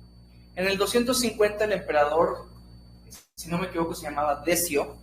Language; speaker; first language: Spanish; native; Spanish